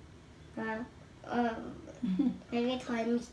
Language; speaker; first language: Swedish; early bilingual, other home language; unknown